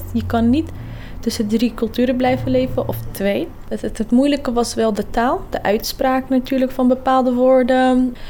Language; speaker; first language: Dutch; early bilingual, other home language; Kurdish